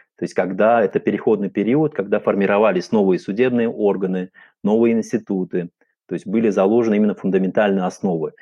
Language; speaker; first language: Russian; non-native, local second language; Uzbek